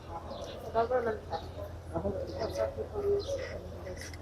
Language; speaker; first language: English; non-native, learner; Turkish